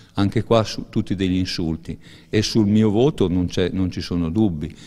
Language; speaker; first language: Italian; native; Italian